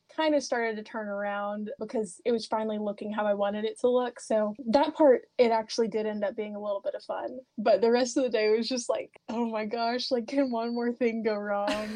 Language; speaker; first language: English; native; English